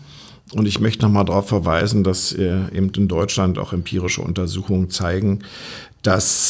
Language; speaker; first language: German; native; German